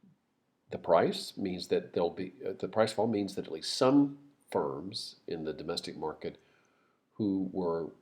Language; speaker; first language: English; native; English